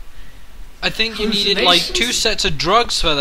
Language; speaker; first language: English; native; English